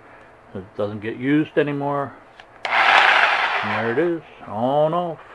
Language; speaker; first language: English; native; English